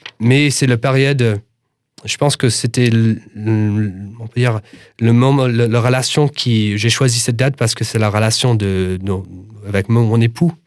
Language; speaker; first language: French; non-native, fluent; English